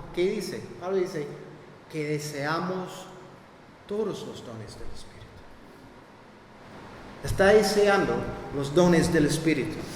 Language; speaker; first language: Spanish; non-native, fluent; English